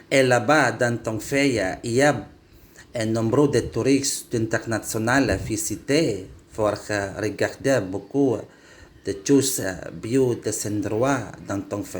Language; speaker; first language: French; non-native, learner; Indonesian